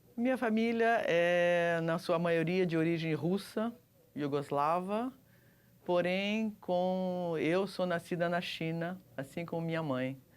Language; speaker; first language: Portuguese; early bilingual, other home language; Russian